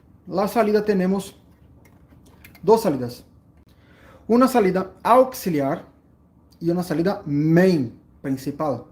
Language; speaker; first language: Spanish; non-native, fluent; Portuguese